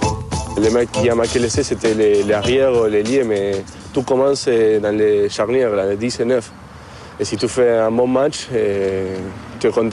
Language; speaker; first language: French; non-native, fluent; Spanish